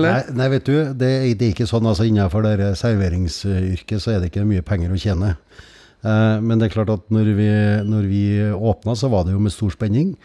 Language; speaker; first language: Norwegian; native; Norwegian